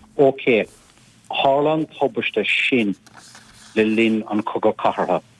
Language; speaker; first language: Irish; native; Irish